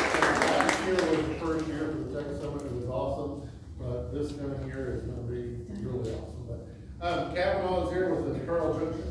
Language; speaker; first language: English; native; English